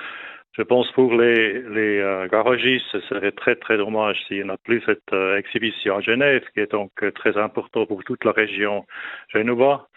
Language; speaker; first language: French; non-native, local second language; German